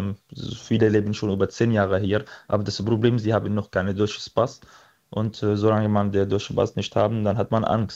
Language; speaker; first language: German; non-native, fluent; Arabic